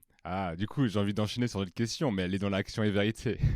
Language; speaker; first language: French; native; French